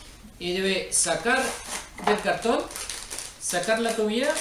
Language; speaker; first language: Spanish; non-native, learner; French